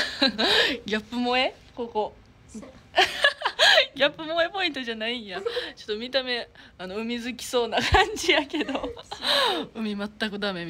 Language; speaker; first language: Japanese; native; Japanese